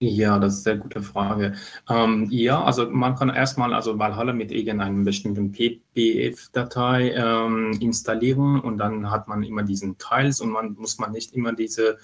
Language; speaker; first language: German; non-native, fluent; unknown